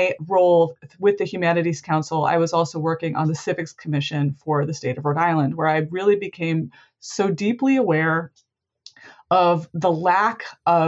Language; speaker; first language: English; native; English